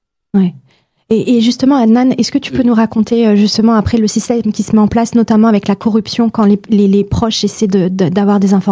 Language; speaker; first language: French; native; French